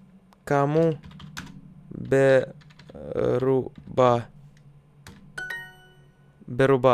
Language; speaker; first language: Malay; non-native, learner; Russian